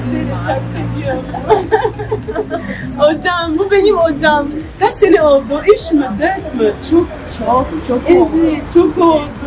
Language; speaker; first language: Turkish; non-native, learner; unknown